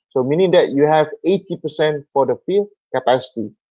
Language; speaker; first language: English; non-native, local second language; Malay